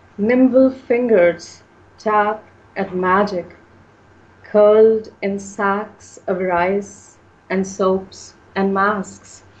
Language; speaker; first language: English; non-native, local second language; Punjabi